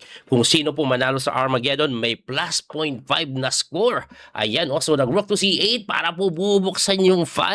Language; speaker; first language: Filipino; native; Filipino